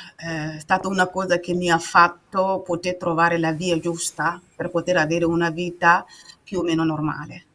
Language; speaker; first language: Italian; non-native, fluent; Mossi